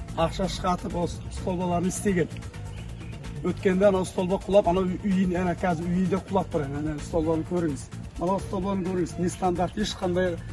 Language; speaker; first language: Kazakh; non-native, local second language; Uzbek